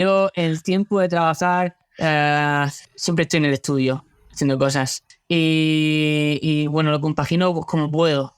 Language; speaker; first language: Spanish; native; Spanish